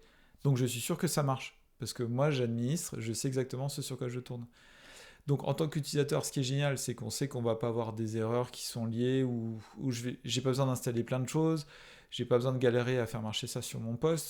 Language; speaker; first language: French; native; French